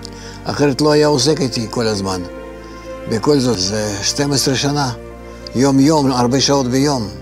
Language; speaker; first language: Hebrew; non-native, fluent; Russian